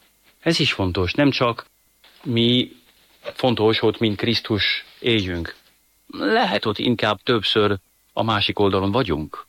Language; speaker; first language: Hungarian; non-native, fluent; French